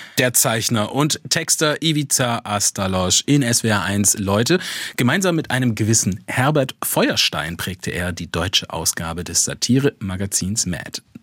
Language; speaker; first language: German; native; German